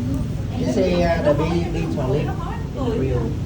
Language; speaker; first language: English; non-native, fluent; Vietnamese